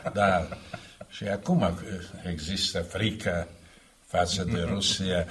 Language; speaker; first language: Romanian; non-native, fluent; Slovak